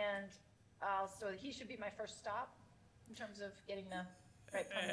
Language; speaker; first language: English; native; English